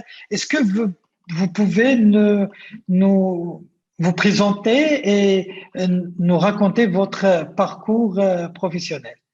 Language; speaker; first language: French; non-native, local second language; Arabic